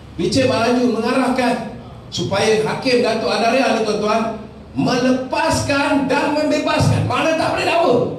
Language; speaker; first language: Malay; native; Malay